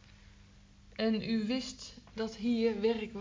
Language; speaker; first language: Dutch; native; Dutch